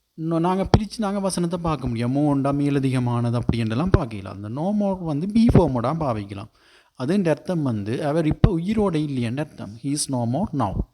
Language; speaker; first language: Tamil; native; Tamil